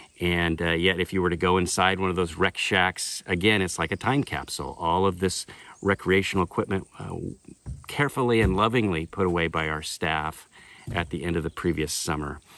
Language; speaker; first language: English; native; English